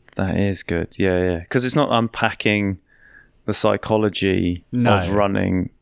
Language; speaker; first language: English; native; English